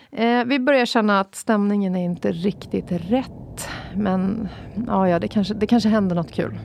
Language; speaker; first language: Swedish; native; Swedish